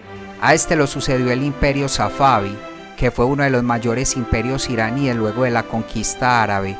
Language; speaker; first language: Spanish; native; Spanish